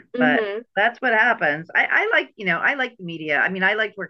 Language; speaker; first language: English; native; English